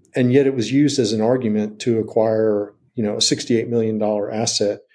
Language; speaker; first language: English; native; English